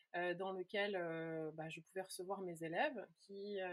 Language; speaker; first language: French; native; French